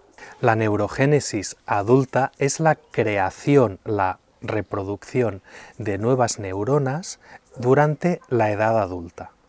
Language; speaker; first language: Spanish; native; Spanish